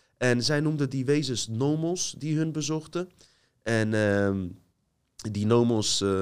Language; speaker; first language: Dutch; native; Dutch